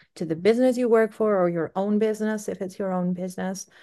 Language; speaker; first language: English; non-native, fluent; Greek